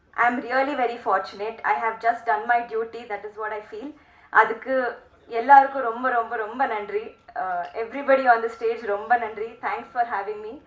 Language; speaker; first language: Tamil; non-native, learner; Telugu